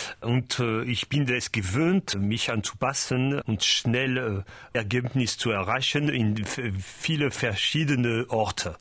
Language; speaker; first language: German; non-native, learner; French